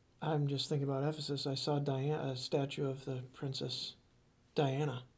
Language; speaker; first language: English; native; English